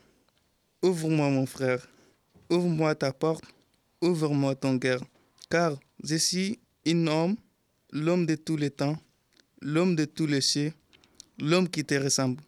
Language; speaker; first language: French; non-native, learner; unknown